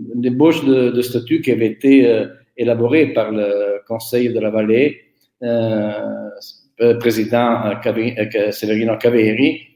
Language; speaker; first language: French; non-native, local second language; Italian